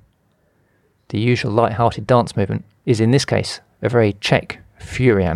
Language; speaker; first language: English; native; English